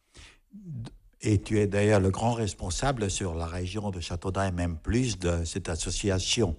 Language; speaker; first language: French; native; French